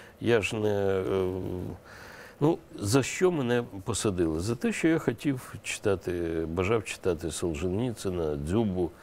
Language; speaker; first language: Ukrainian; non-native, local second language; Russian